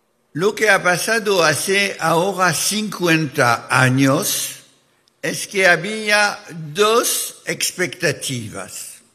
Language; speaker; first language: Spanish; non-native, fluent; French